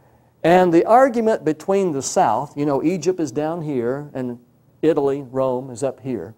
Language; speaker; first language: English; native; English